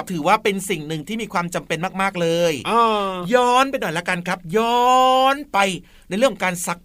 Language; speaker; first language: Thai; native; Thai